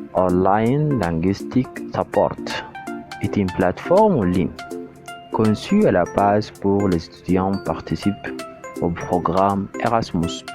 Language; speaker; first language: French; non-native, fluent; Arabic